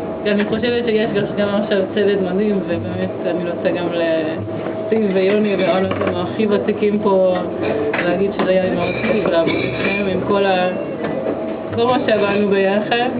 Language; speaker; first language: Hebrew; non-native, fluent; Hungarian